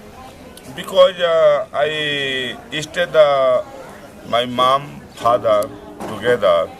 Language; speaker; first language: English; non-native, learner; Hindi